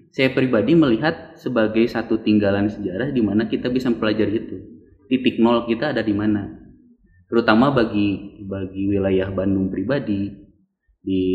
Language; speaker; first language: Indonesian; native; Indonesian